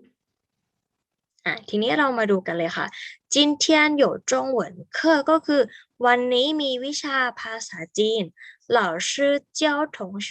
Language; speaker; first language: Chinese; non-native, fluent; Thai